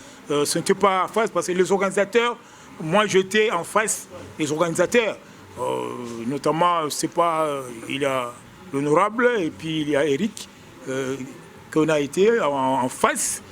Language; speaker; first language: French; non-native, local second language; Lingala